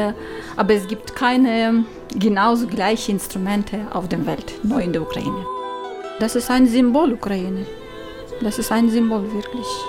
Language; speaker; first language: German; non-native, learner; Ukrainian